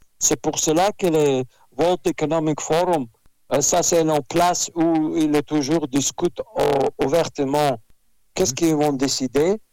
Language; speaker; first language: French; non-native, fluent; Russian